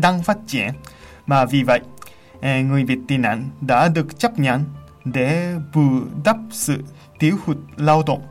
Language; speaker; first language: Vietnamese; non-native, fluent; Japanese